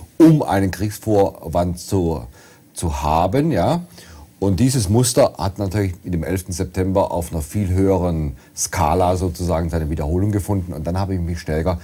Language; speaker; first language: German; native; German